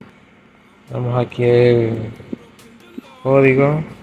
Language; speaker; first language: Spanish; non-native, fluent; Portuguese